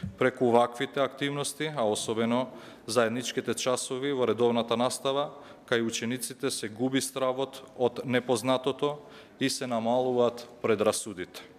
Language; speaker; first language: Macedonian; non-native, local second language; Albanian